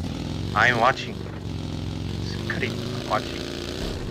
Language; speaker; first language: English; non-native, learner; Korean